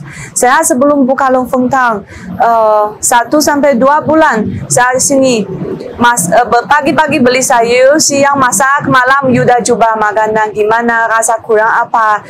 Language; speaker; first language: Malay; non-native, learner; Chinese